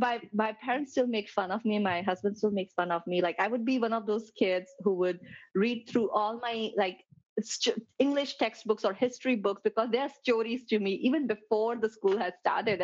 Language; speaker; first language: English; non-native, local second language; Gujarati